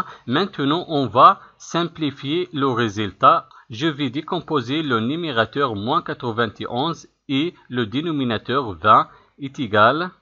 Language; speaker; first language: French; non-native, local second language; Arabic